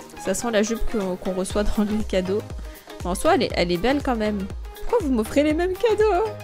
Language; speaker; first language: French; native; French